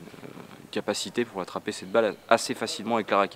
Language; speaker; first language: French; native; French